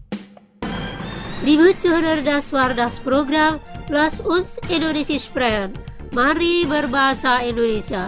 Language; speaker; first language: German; non-native, fluent; Indonesian